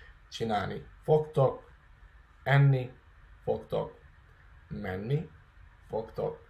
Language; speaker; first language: Hungarian; non-native, fluent; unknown